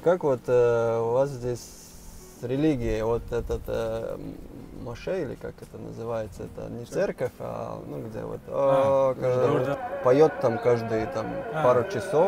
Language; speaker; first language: Russian; non-native, local second language; Latvian